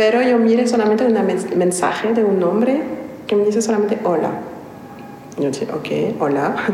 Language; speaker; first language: Spanish; non-native, learner; French